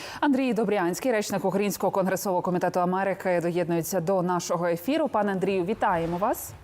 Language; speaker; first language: Ukrainian; native; Ukrainian